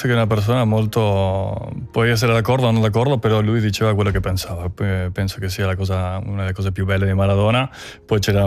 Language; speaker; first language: Italian; non-native, fluent; Spanish